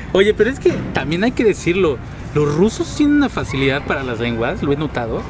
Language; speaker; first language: Spanish; native; Spanish